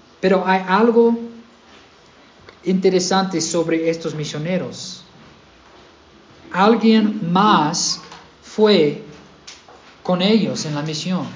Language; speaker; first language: Spanish; non-native, fluent; English